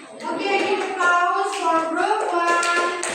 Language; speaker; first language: English; non-native, learner; Indonesian